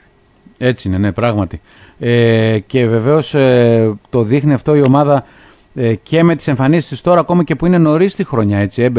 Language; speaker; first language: Greek; native; Greek